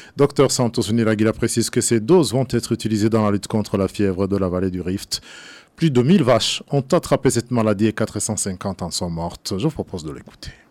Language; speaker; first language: French; non-native, local second language; Rundi